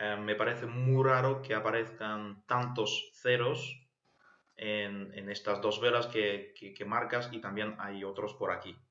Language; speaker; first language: Spanish; non-native, fluent; Ukrainian